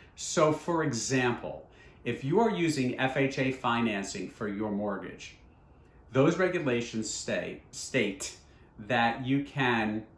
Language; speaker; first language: English; native; English